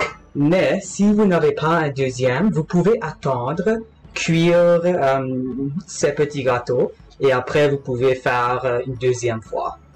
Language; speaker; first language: French; non-native, local second language; English